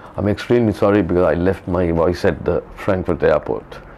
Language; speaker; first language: English; non-native, local second language; Sinhala